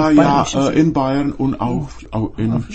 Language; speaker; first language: German; non-native, fluent; Czech